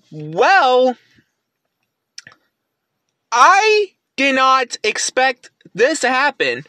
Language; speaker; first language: English; native; English